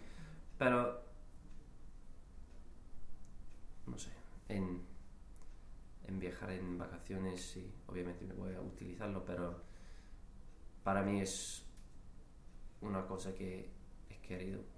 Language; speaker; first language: Spanish; non-native, fluent; English